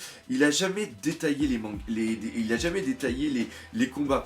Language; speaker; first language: French; native; French